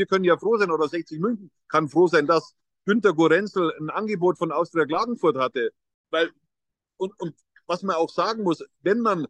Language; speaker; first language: German; native; German